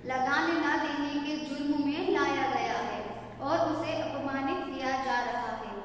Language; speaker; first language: Hindi; non-native, local second language; Kannada